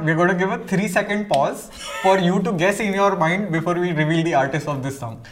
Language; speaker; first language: English; non-native, local second language; Hindi